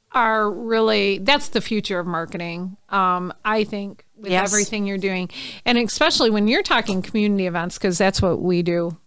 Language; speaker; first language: English; native; English